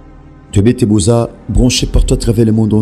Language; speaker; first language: French; non-native, local second language; Lingala